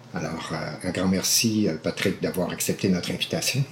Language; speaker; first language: French; native; French